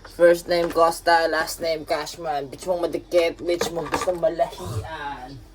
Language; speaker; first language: Filipino; non-native, local second language; Hiligaynon